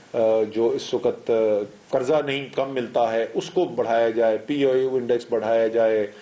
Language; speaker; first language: Urdu; native; Urdu